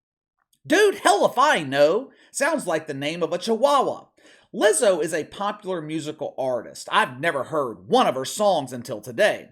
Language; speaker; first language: English; native; English